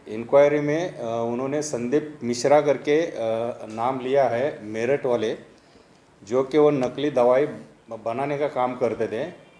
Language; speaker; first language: Hindi; non-native, local second language; Marathi